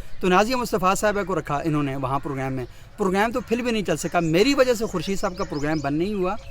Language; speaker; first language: Urdu; non-native, local second language; Northern Hindko